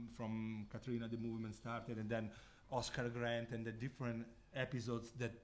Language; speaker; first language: English; non-native, fluent; Italian